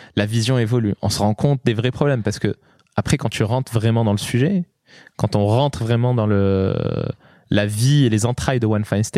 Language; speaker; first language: French; non-native, local second language; Arabic